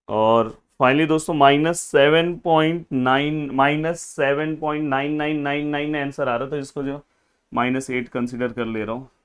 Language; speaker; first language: Hindi; non-native, local second language; Marathi